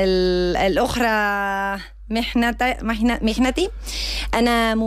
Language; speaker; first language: Arabic; non-native, learner; Spanish